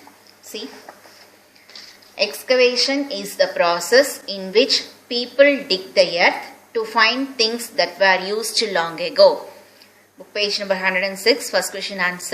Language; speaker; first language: English; non-native, local second language; Tamil